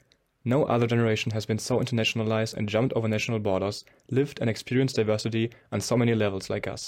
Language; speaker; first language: English; non-native, fluent; German